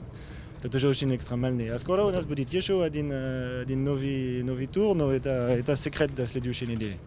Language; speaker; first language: Russian; non-native, learner; French